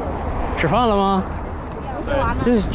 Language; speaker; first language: Chinese; non-native, fluent; English